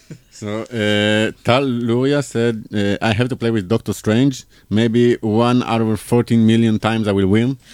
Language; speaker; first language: English; non-native, fluent; Hebrew